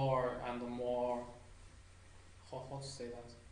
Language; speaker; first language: English; non-native, learner; Chinese